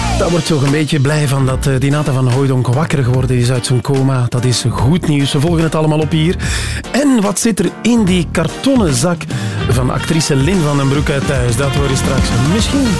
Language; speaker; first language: Dutch; native; Dutch